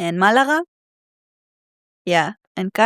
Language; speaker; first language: Spanish; non-native, fluent; Serbian